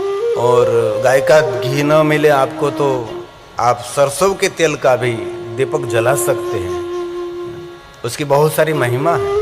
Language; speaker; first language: Hindi; non-native, local second language; Gujarati